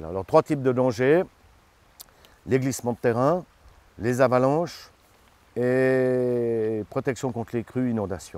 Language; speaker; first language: French; native; French